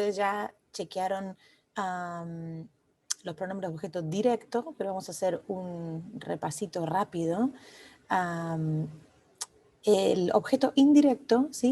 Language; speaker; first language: Spanish; non-native, fluent; English